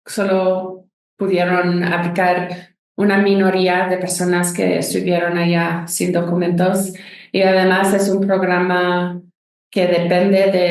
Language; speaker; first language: Spanish; non-native, fluent; English